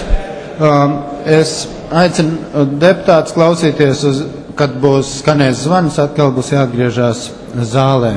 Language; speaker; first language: Latvian; native; Latvian